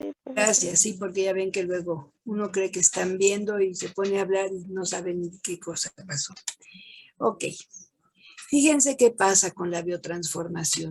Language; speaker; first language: Spanish; native; Spanish